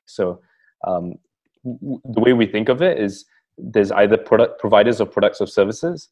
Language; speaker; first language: English; native; English